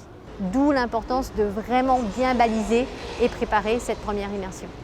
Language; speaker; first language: French; native; French